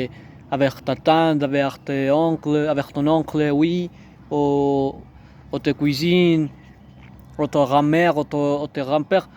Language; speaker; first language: French; non-native, learner; Spanish